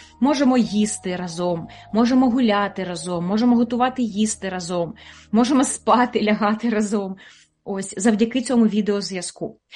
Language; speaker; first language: Ukrainian; native; Ukrainian